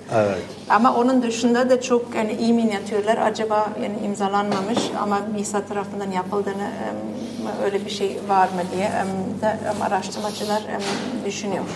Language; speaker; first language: Turkish; non-native, fluent; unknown